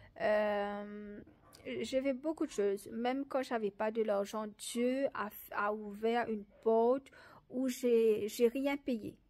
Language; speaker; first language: French; non-native, local second language; Morisyen